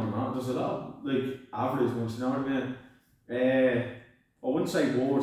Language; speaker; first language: English; native; English